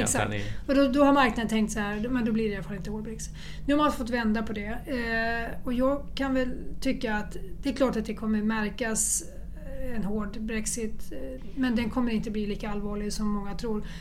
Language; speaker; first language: Swedish; native; Swedish